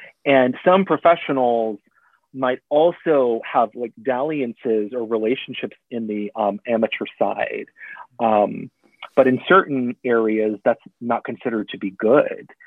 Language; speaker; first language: English; native; English